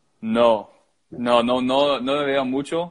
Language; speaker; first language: Spanish; early bilingual, heritage; Spanish